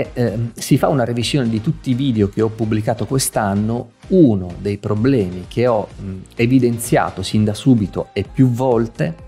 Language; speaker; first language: Italian; native; Italian